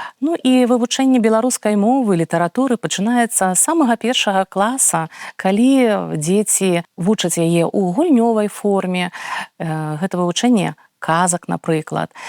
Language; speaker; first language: Belarusian; native; Belarusian